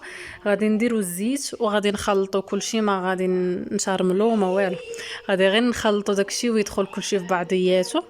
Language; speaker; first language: Arabic; native; Arabic